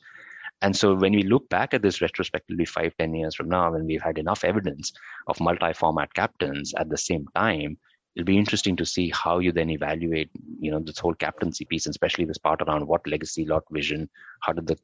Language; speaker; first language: English; non-native, local second language; Hindi